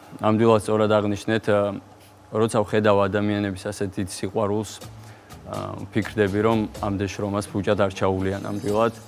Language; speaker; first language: Georgian; native; Georgian